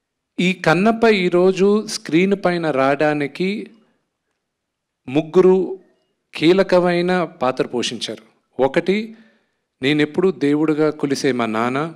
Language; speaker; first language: Telugu; native; Telugu